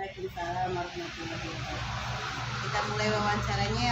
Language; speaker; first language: Indonesian; native; Indonesian